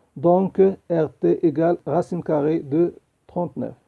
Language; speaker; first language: French; non-native, local second language; Arabic